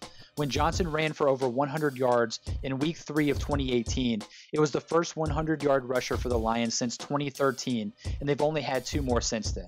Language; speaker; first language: English; native; English